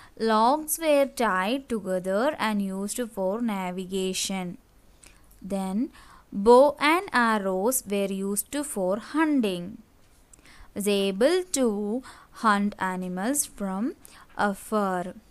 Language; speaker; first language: English; non-native, local second language; Malayalam